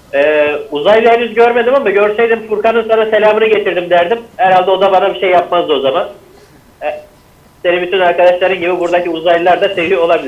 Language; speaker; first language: Turkish; native; Turkish